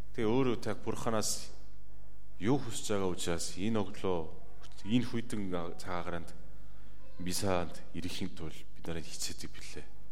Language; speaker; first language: Mongolian; non-native, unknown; Korean